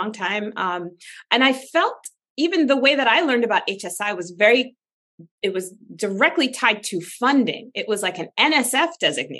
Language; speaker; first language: English; native; English